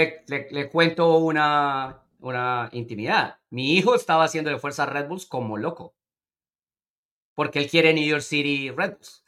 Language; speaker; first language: Spanish; native; Spanish